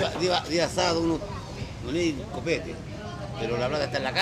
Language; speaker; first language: Spanish; native; Spanish